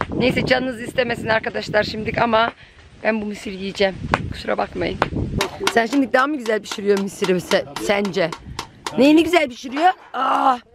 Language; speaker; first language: Turkish; native; Turkish